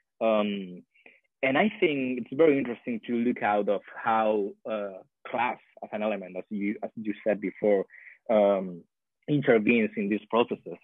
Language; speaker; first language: English; non-native, fluent; Spanish